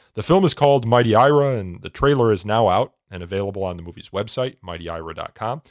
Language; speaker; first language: English; native; English